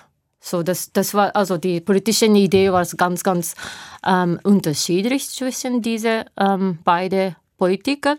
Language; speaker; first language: German; non-native, learner; Japanese